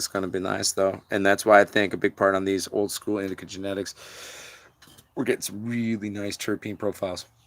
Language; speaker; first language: English; native; English